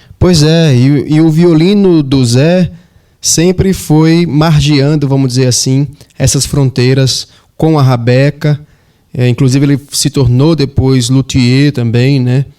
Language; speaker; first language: Portuguese; native; Portuguese